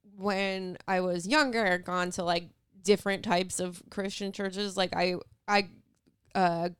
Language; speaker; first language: English; native; English